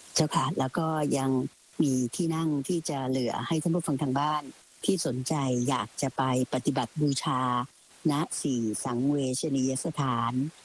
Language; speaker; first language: Thai; native; Thai